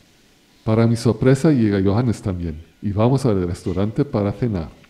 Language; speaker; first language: Spanish; non-native, fluent; German